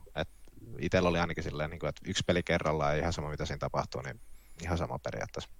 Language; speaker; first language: Finnish; native; Finnish